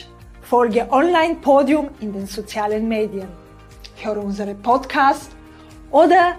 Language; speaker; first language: German; non-native, fluent; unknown